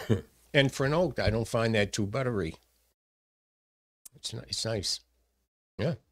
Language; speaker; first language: English; native; English